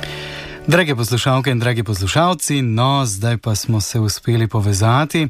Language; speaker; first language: Slovenian; native; Slovenian